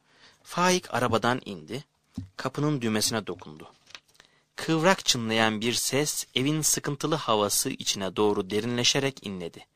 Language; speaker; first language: Turkish; native; Turkish